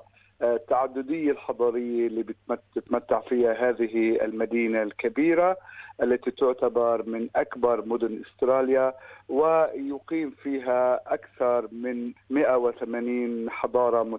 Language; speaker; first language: Arabic; native; Arabic